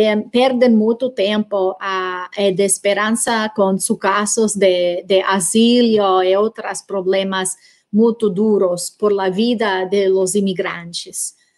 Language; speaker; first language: Portuguese; non-native, learner; English